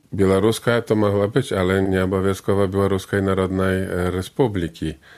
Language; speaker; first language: Belarusian; non-native, local second language; Polish